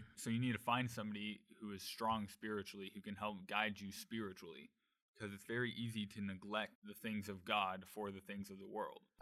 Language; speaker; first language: English; native; English